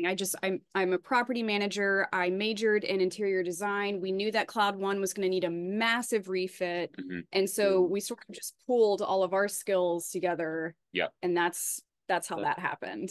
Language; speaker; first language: English; native; English